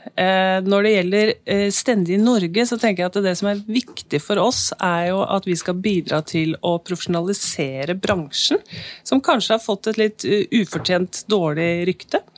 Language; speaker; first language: Norwegian; native; Norwegian